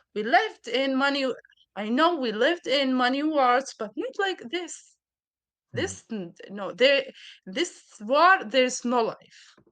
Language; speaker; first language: English; non-native, learner; Arabic